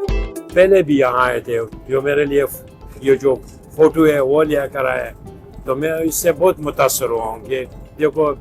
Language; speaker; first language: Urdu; non-native, local second language; Pashto